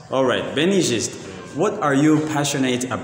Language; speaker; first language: English; non-native, fluent; Rundi